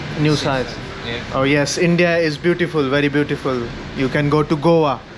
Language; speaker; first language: English; non-native, local second language; Hindi